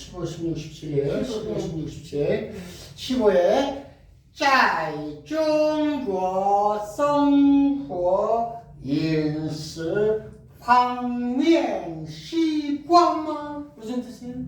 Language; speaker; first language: Korean; native; Korean